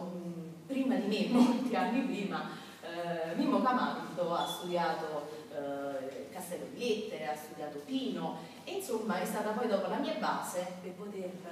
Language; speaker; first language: Italian; native; Italian